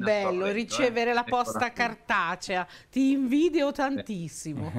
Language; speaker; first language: Italian; native; Italian